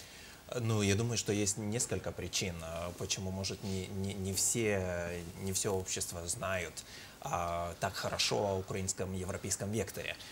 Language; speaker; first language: Russian; non-native, fluent; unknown